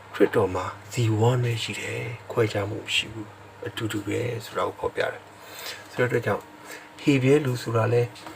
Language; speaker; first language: Burmese; non-native, local second language; S'gaw Karen